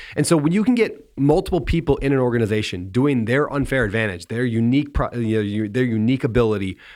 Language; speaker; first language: English; native; English